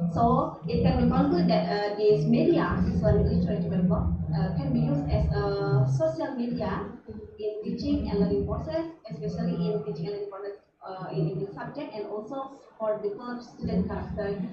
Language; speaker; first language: English; non-native, learner; Indonesian